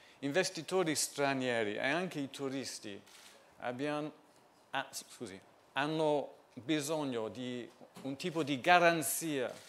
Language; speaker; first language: Italian; non-native, fluent; English